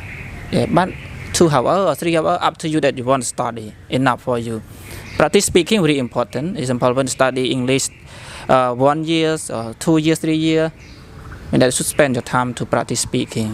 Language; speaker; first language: English; non-native, learner; Khmer